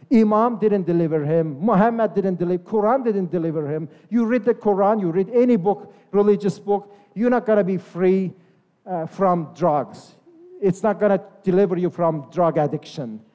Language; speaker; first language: English; non-native, fluent; Persian